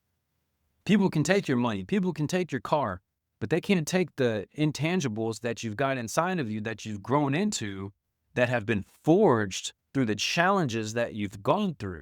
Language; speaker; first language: English; native; English